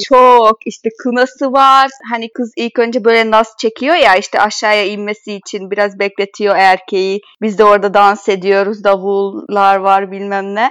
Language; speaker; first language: Turkish; non-native, fluent; Hungarian